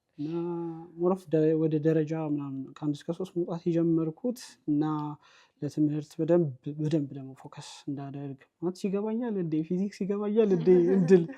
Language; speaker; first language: Amharic; native; Amharic